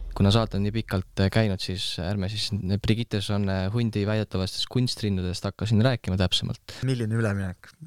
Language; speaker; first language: Estonian; native; Estonian